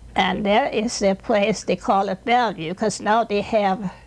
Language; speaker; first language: English; non-native, fluent; Swedish